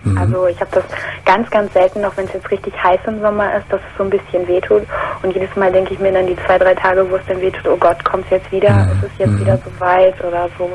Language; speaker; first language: German; native; German